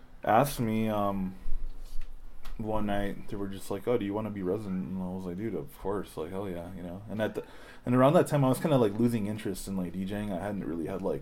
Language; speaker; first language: English; native; English